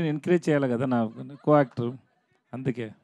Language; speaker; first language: Telugu; non-native, learner; Tamil